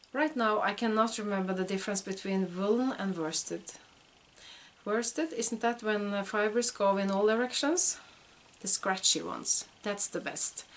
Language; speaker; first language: English; non-native, fluent; Norwegian